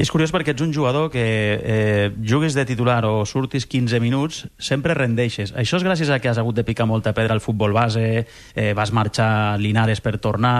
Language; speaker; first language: Catalan; native; Catalan